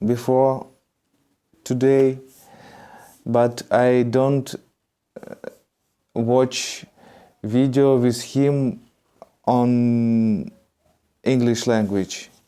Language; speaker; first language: English; non-native, learner; Russian